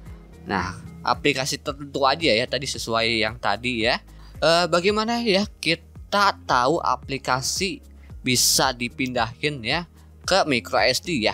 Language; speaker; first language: Indonesian; native; Indonesian